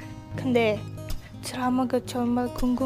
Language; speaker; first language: Korean; non-native, learner; Indonesian